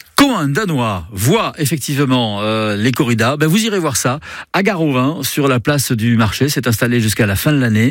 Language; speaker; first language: French; native; French